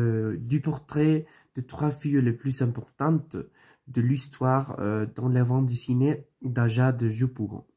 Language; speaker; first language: French; non-native, learner; Spanish